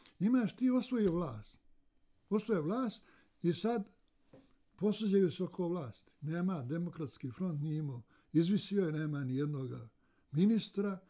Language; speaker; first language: Serbian; native; Serbian